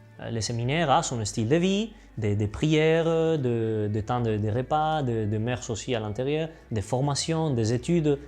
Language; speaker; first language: French; non-native, fluent; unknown